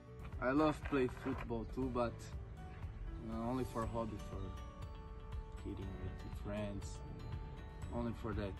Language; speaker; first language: English; non-native, learner; Portuguese